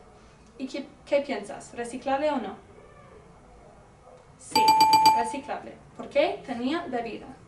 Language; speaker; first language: Spanish; non-native, learner; English